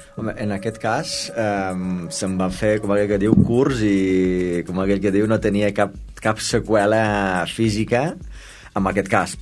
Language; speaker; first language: Catalan; non-native, fluent; Romanian